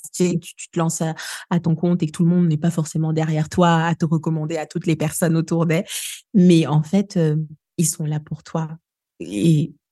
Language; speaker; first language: French; non-native, local second language; Lingala